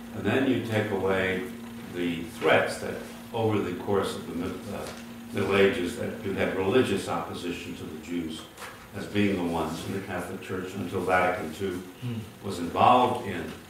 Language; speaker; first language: English; early bilingual, other home language; Hungarian